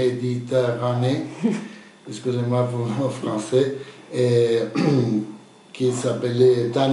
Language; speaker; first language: French; non-native, fluent; Spanish